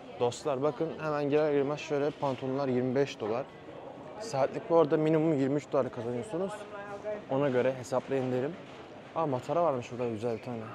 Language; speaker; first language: Turkish; native; Turkish